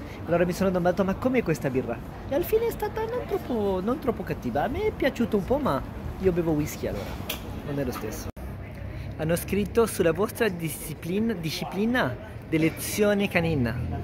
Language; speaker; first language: Italian; non-native, fluent; French